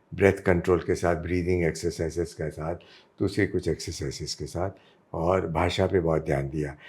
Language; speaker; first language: Hindi; non-native, local second language; Gujarati